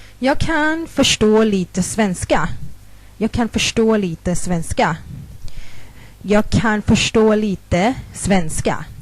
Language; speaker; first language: Swedish; non-native, fluent; Thai